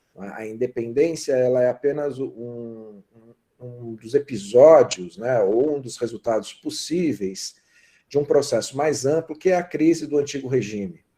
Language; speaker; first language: Portuguese; native; Portuguese